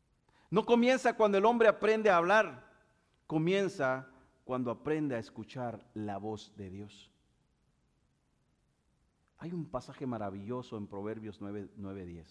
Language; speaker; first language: Spanish; native; Spanish